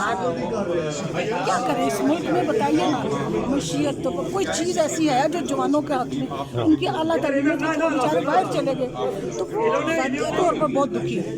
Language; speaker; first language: Urdu; non-native, local second language; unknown